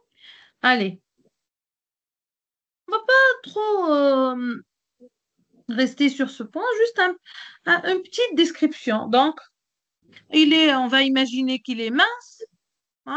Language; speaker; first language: French; non-native, local second language; Arabic